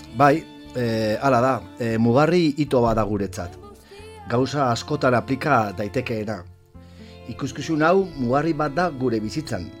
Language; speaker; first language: Basque; non-native, local second language; Spanish